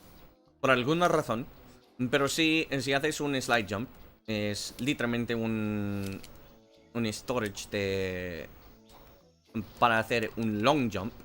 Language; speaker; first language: Spanish; non-native, learner; English